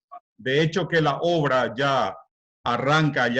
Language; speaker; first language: Spanish; native; Spanish